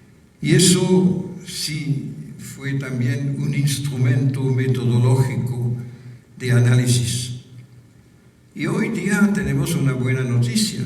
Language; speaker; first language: Spanish; non-native, fluent; French